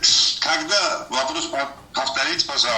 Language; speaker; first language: Russian; non-native, learner; Uzbek